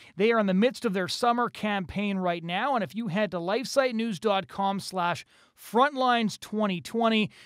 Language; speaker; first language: English; native; English